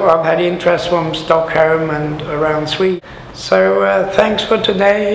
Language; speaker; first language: English; non-native, fluent; Swedish